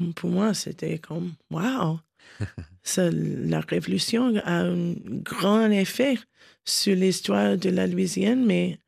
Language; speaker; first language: French; non-native, learner; English